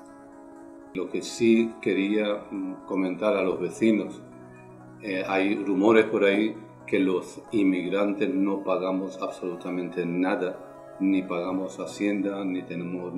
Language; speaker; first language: Spanish; non-native, fluent; Persian